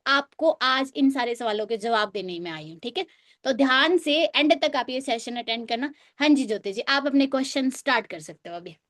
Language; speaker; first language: Hindi; native; Hindi